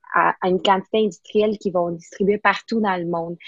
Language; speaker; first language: French; non-native, fluent; Spanish